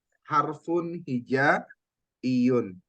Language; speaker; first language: Arabic; non-native, fluent; Indonesian